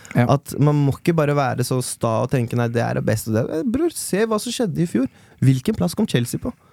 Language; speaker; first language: Norwegian; early bilingual, other home language; Persian